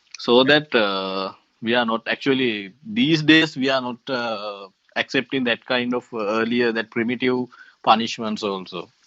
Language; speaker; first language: English; non-native, local second language; Sinhala